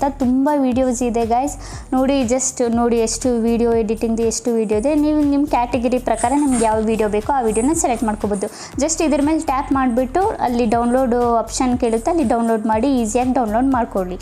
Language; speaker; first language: Kannada; native; Kannada